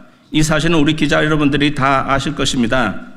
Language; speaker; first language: Korean; native; Korean